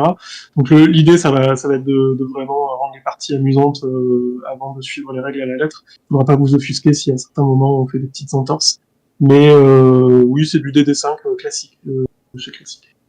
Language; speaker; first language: French; native; French